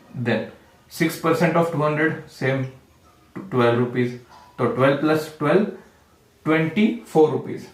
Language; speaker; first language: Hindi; non-native, local second language; Marathi